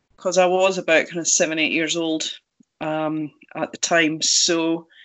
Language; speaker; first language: English; native; English